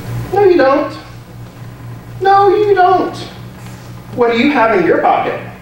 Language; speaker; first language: English; native; English